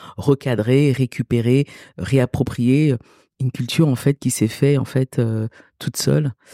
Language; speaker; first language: French; early bilingual, other home language; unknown